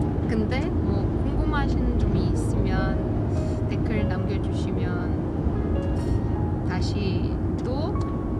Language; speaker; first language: Korean; non-native, learner; Russian